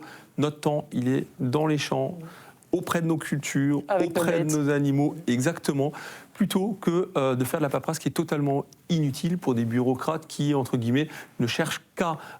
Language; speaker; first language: French; native; French